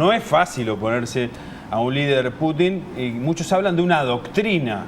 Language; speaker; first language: Spanish; native; Spanish